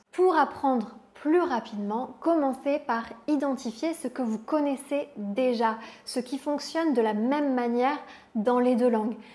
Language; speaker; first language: French; native; French